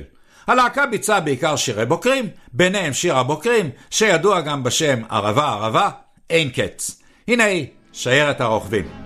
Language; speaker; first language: Hebrew; native; Hebrew